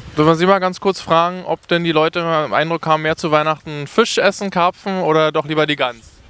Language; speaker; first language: German; native; German